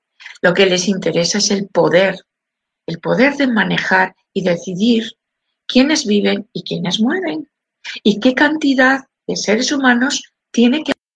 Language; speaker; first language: Spanish; native; Spanish